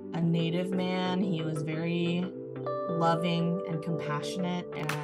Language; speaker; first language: English; native; English